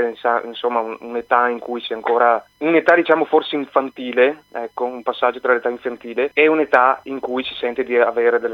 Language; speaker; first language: Italian; native; Italian